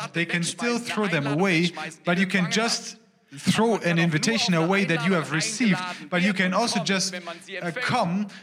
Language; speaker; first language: English; non-native, fluent; German